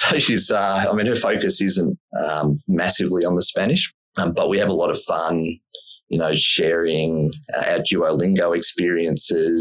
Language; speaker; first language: English; native; English